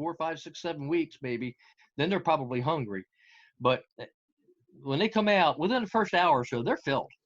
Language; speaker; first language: English; native; English